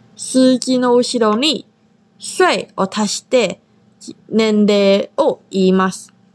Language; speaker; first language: Japanese; non-native, fluent; Chinese